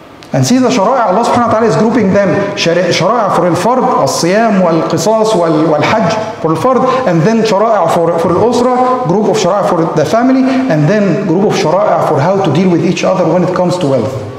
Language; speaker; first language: English; non-native, fluent; Arabic